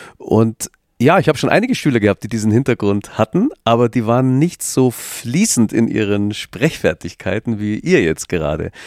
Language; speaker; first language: German; native; German